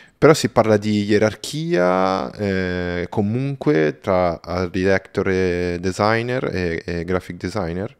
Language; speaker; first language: Italian; native; Italian